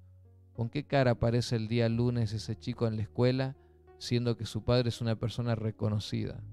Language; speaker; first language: Spanish; native; Spanish